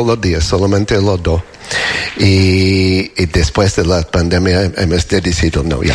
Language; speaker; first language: Spanish; non-native, learner; English